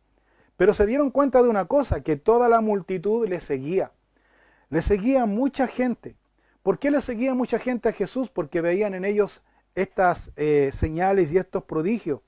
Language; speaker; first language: Spanish; native; Spanish